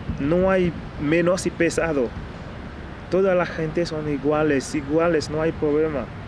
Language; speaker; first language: Spanish; non-native, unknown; Haitian Creole